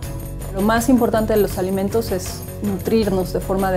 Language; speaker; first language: Spanish; native; Spanish